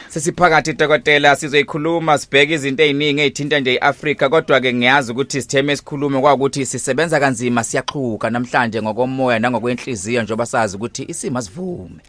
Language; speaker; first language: Zulu; native; Zulu